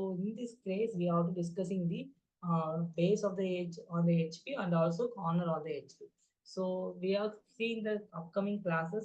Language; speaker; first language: English; non-native, local second language; Tamil